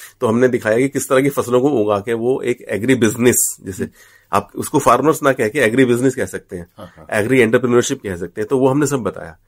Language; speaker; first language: Hindi; native; Hindi